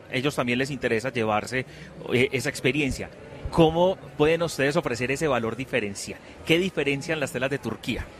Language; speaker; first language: Spanish; native; Spanish